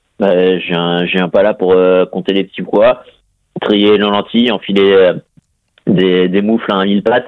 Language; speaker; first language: French; native; French